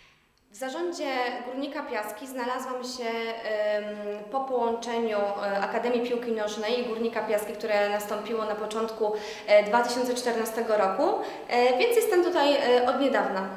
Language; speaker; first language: Polish; native; Polish